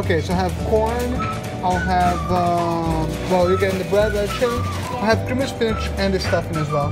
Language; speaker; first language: English; non-native, fluent; Portuguese